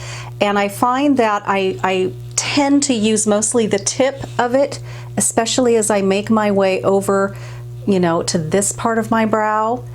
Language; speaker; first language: English; native; English